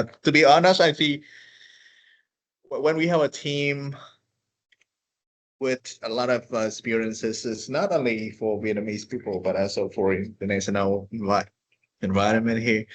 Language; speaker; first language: English; non-native, fluent; Vietnamese